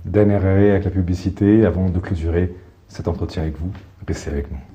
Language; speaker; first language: French; non-native, local second language; Arabic